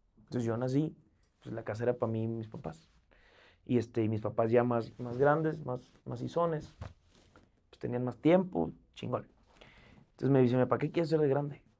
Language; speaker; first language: Spanish; native; Spanish